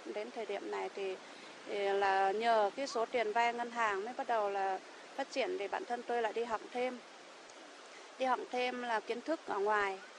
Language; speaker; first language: Vietnamese; non-native, local second language; Iu Mien